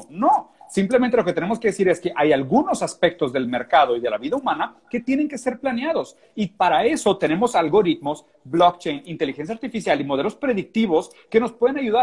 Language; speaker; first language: Spanish; native; Spanish